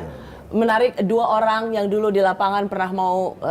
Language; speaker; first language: Indonesian; native; Indonesian